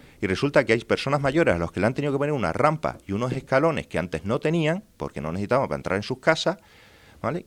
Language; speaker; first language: Spanish; native; Spanish